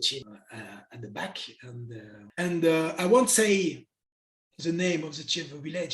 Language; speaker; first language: English; non-native, learner; French